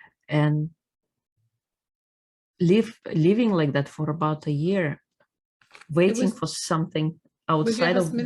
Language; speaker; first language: English; non-native, fluent; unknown